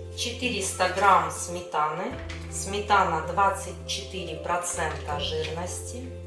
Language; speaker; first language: Russian; native; Russian